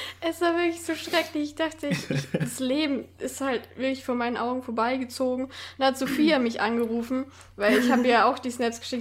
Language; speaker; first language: German; native; German